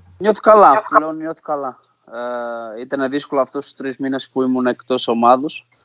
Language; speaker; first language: Greek; non-native, fluent; Portuguese